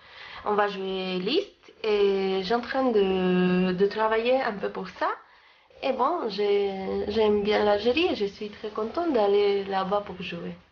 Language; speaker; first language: French; non-native, learner; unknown